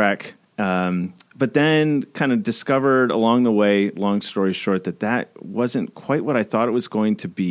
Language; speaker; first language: English; native; English